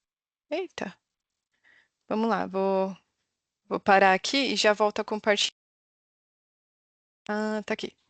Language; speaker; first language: Portuguese; native; Portuguese